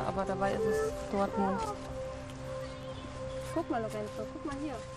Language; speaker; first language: German; native; German